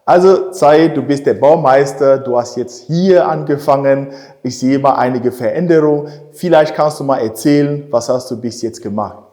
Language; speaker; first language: German; non-native, fluent; French